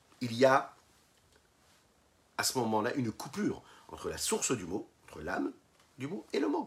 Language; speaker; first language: French; native; French